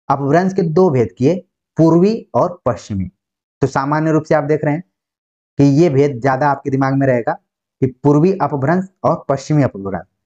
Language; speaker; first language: Hindi; native; Hindi